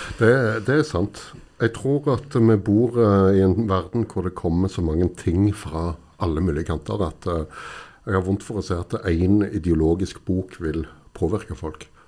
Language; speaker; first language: Norwegian; native; Norwegian